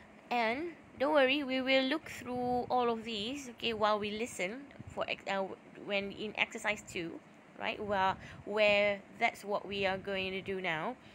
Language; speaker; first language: English; non-native, local second language; Malay